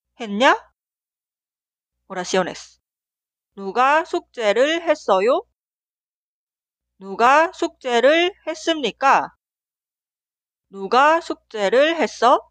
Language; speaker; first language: Korean; non-native, fluent; Spanish